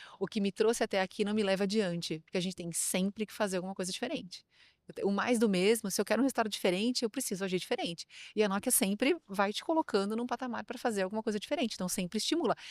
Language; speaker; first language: Portuguese; native; Portuguese